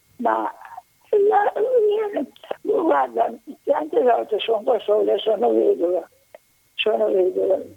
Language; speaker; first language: Italian; native; Italian